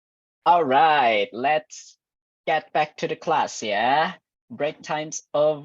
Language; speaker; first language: English; non-native, fluent; Indonesian